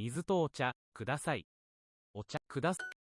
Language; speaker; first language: Japanese; non-native, learner; English